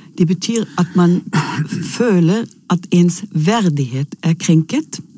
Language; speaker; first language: Norwegian; non-native, fluent; German